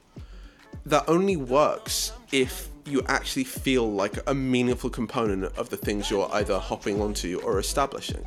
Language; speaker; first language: English; native; English